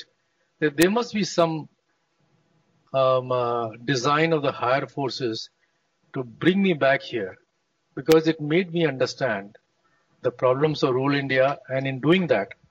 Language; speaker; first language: English; non-native, local second language; Hindi